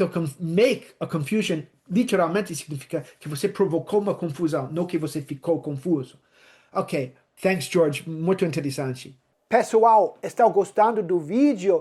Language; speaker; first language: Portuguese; non-native, fluent; English